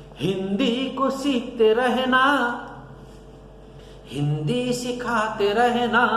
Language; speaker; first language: Hindi; non-native, local second language; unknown